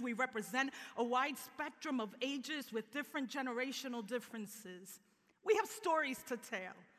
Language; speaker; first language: English; early bilingual, other home language; Spanish